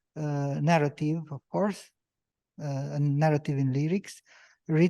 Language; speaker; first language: English; non-native, fluent; Romanian